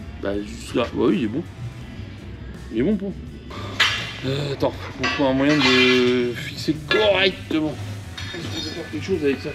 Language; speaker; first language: French; native; French